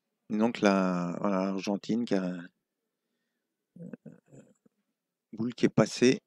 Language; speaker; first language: French; native; French